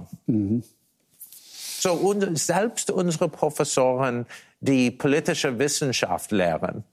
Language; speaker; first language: German; non-native, fluent; English